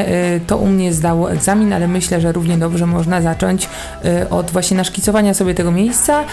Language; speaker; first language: Polish; native; Polish